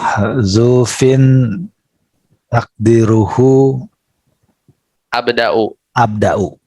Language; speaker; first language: Arabic; non-native, learner; Indonesian